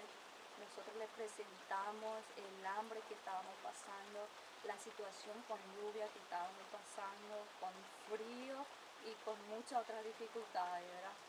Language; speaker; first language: Spanish; non-native, local second language; Guarani